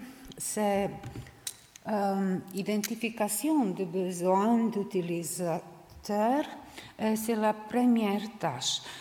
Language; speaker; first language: French; non-native, learner; Serbian